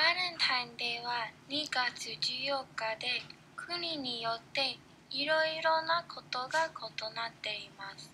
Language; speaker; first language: Japanese; non-native, learner; English